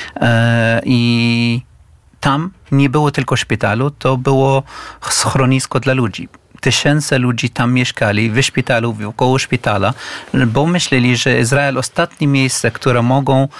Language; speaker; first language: Polish; non-native, fluent; Arabic